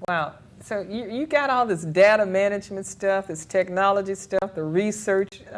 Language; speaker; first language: English; native; English